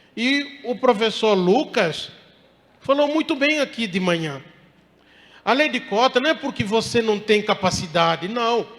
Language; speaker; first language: Portuguese; non-native, local second language; Upper Guinea Crioulo